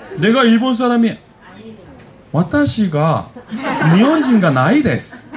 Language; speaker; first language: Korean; native; Korean